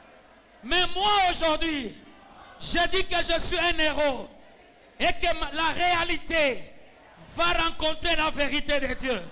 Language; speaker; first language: French; non-native, local second language; Swahili